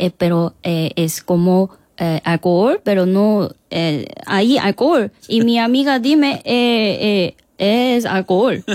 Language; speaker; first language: Spanish; non-native, learner; Korean